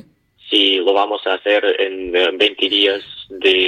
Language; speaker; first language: Spanish; non-native, learner; Ukrainian